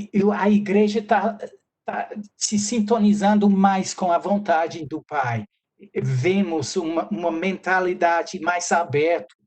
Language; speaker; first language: Portuguese; non-native, fluent; English